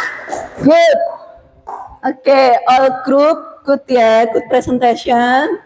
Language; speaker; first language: English; non-native, learner; Indonesian